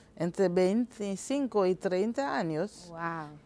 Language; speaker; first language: Spanish; non-native, fluent; Haitian Creole